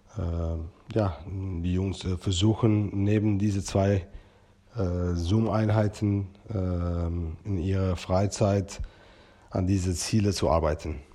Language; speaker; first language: German; non-native, fluent; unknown